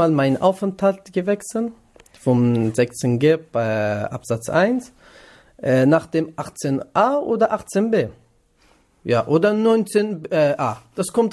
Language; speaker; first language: German; non-native, learner; Kurdish